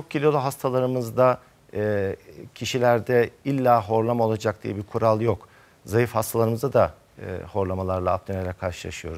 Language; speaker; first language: Turkish; native; Turkish